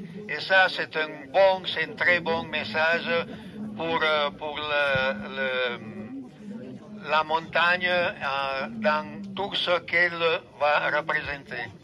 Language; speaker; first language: French; non-native, fluent; Italian